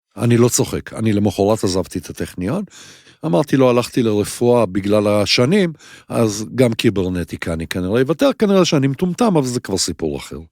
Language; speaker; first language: Hebrew; native; Hebrew